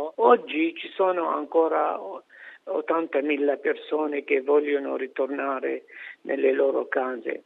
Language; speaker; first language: Italian; non-native, fluent; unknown